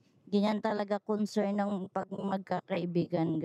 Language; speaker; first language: Filipino; native; Filipino